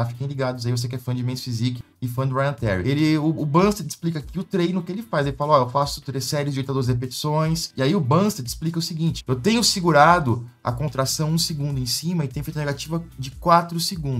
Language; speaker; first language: Portuguese; native; Portuguese